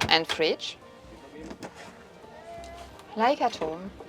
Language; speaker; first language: English; non-native, learner; French